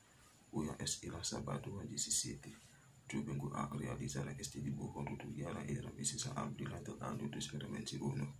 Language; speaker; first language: Spanish; non-native, learner; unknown